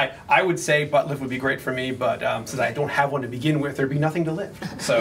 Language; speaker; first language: English; native; English